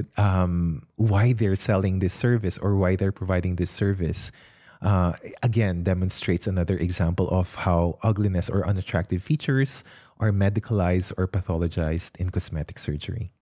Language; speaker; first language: English; non-native, local second language; Filipino